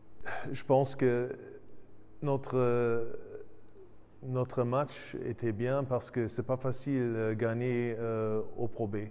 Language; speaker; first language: French; non-native, fluent; German